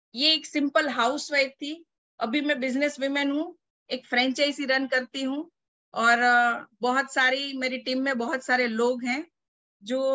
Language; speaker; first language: Hindi; non-native, local second language; Gujarati